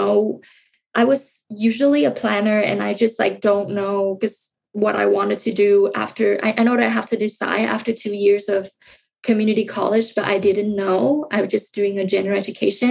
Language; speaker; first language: English; non-native, fluent; Vietnamese